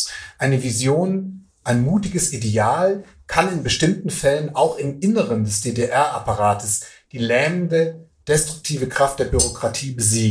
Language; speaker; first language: German; native; German